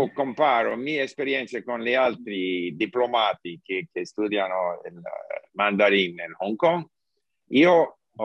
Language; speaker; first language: Italian; non-native, learner; English